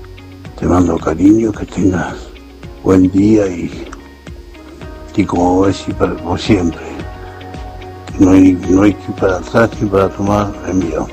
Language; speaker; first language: Spanish; native; Spanish